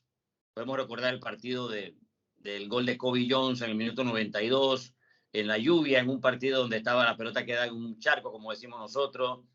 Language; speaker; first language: Spanish; native; Spanish